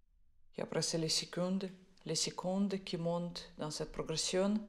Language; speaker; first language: French; non-native, fluent; Russian